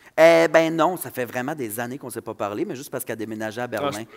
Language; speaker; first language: French; native; French